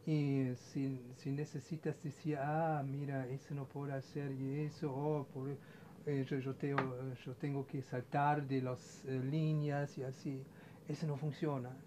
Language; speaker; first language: Spanish; non-native, fluent; German